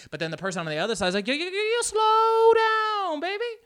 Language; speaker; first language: English; early bilingual, other home language; Spanish